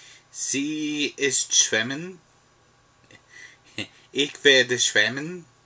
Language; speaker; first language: German; non-native, learner; English